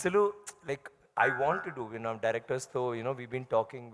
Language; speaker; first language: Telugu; non-native, learner; Tamil